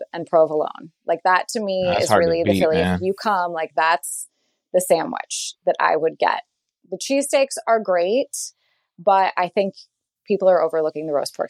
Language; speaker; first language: English; native; English